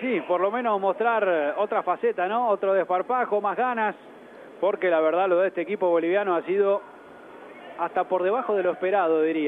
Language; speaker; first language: Spanish; native; Spanish